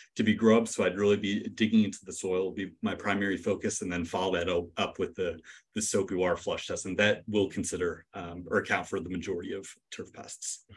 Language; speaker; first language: English; native; English